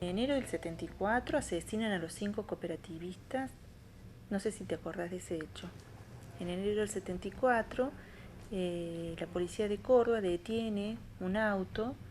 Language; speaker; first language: Spanish; native; Spanish